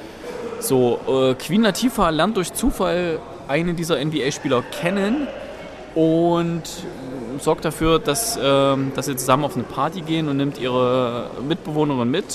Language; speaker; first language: German; native; German